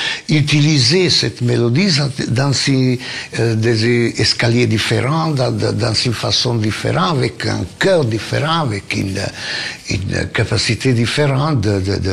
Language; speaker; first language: French; non-native, fluent; Italian